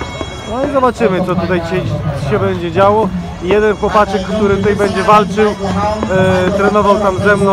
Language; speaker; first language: Polish; native; Polish